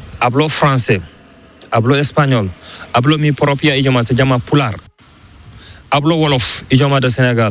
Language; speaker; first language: Spanish; non-native, learner; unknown